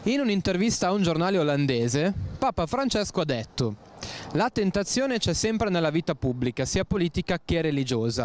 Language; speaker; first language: Italian; native; Italian